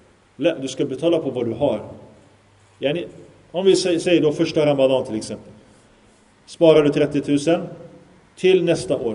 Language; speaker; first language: Swedish; early bilingual, other home language; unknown